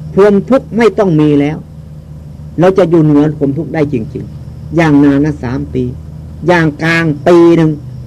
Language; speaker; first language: Thai; native; Thai